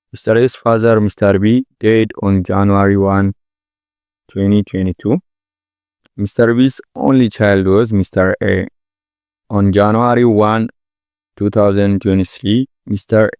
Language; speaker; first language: English; non-native, local second language; Amharic